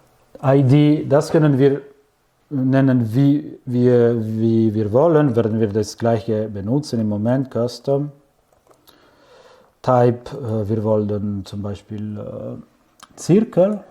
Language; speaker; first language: German; non-native, fluent; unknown